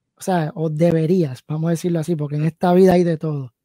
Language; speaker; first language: Spanish; early bilingual, heritage; Spanish